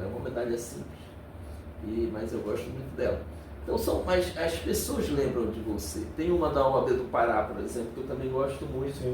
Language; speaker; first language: Portuguese; native; Portuguese